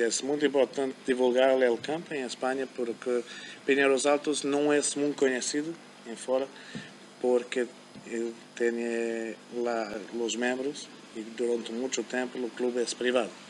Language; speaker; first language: Spanish; non-native, learner; German